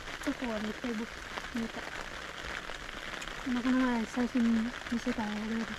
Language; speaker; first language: Japanese; non-native, learner; Vietnamese